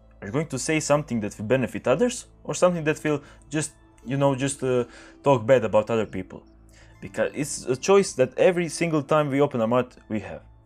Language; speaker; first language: English; non-native, fluent; Croatian